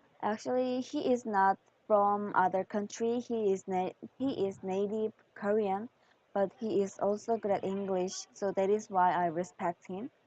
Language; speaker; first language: English; non-native, learner; Korean